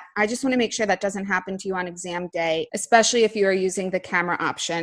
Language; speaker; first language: English; native; English